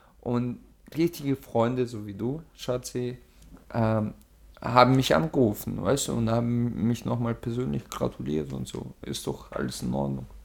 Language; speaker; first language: German; early bilingual, other home language; Russian